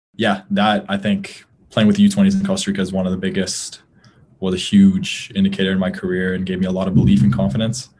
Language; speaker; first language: English; native; English